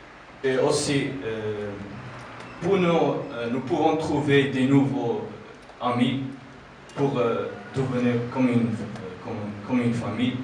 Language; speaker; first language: French; non-native, learner; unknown